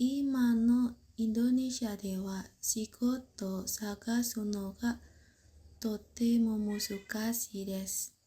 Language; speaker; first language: Japanese; non-native, learner; Indonesian